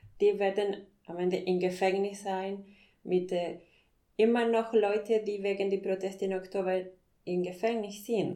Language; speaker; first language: German; non-native, fluent; Spanish